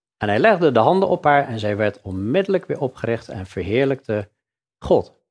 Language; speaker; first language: Dutch; native; Dutch